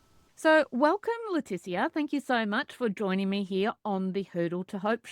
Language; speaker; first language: English; native; English